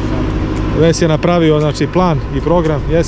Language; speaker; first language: Croatian; native; Croatian